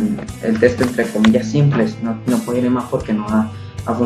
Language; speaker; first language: Spanish; native; Spanish